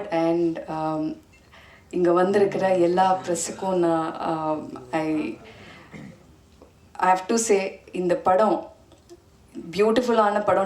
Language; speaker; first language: Tamil; non-native, fluent; Malayalam